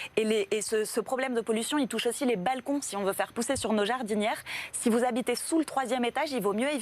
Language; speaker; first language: French; native; French